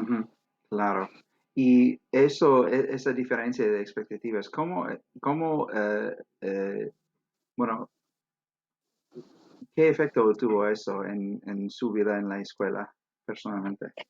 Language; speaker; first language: Spanish; non-native, fluent; English